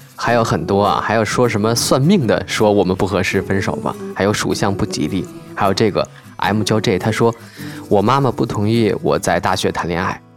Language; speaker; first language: Chinese; native; Chinese